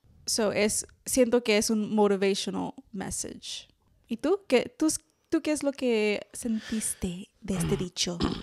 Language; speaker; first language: Spanish; early bilingual, heritage; Spanish